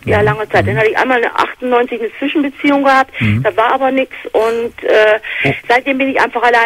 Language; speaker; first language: German; native; German